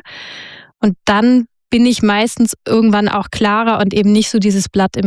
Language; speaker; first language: German; native; German